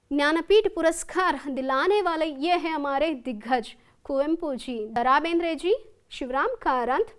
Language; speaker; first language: Hindi; non-native, local second language; Kannada